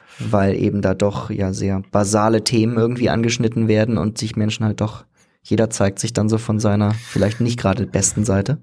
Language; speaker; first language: German; native; German